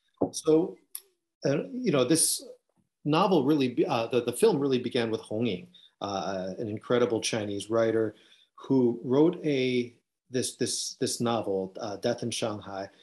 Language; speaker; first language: English; native; English